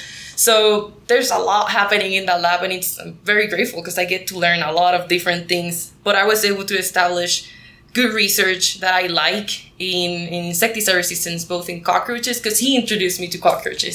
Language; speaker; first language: English; non-native, fluent; Spanish